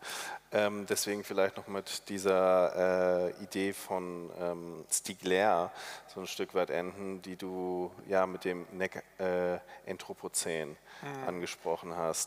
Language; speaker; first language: German; native; German